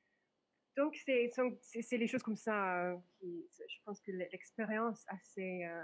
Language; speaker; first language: French; non-native, fluent; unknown